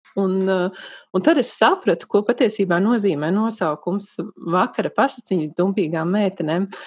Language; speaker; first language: Latvian; native; Latvian